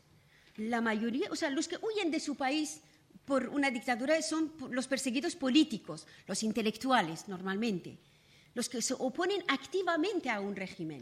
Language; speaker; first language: Spanish; non-native, fluent; Persian